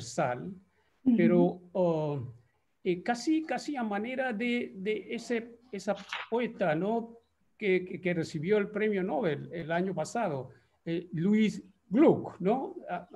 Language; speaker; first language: Spanish; non-native, fluent; Bangla